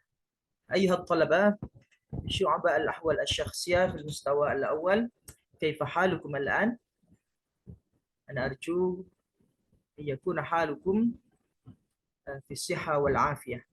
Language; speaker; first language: Arabic; non-native, fluent; Indonesian